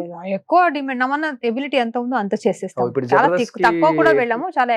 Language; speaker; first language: Telugu; non-native, local second language; Kannada